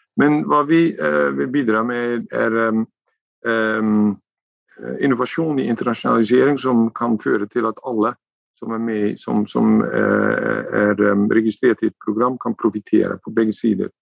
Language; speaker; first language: Norwegian; non-native, fluent; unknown